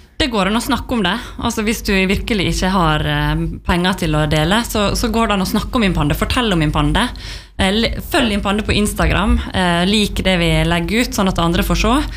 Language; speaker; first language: Norwegian; native; Norwegian